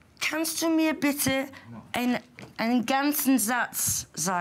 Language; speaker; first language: German; non-native, fluent; English